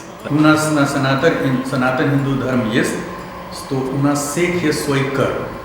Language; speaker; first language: Russian; non-native, learner; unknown